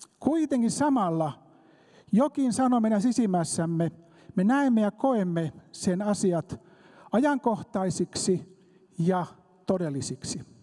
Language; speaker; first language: Finnish; native; Finnish